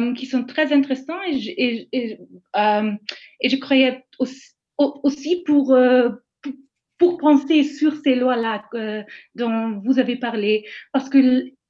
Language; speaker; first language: French; non-native, fluent; English